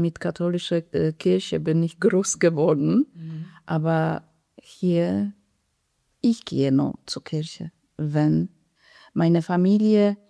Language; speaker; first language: German; non-native, fluent; Polish